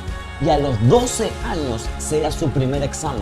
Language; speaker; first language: Spanish; native; Spanish